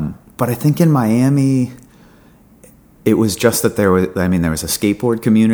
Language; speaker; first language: English; native; English